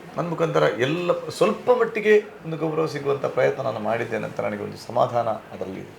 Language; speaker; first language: Kannada; non-native, local second language; Tulu